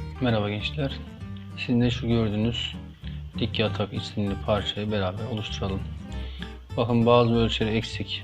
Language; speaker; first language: Turkish; native; Turkish